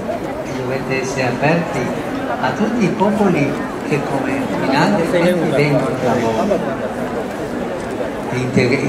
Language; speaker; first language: Italian; non-native, fluent; Spanish